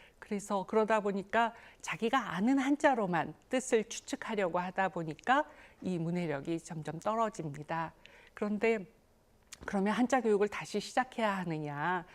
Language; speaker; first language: Korean; native; Korean